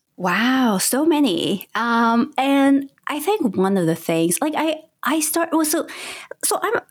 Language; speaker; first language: English; non-native, local second language; Cantonese